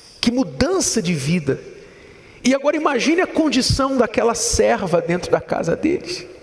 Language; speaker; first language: Portuguese; native; Portuguese